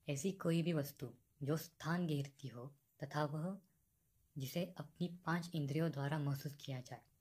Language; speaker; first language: Hindi; non-native, local second language; Marathi